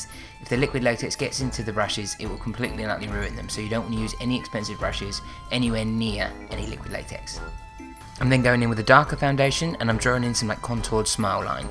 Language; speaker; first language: English; native; English